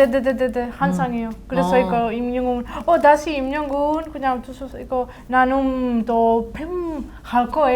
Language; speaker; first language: Korean; non-native, learner; Spanish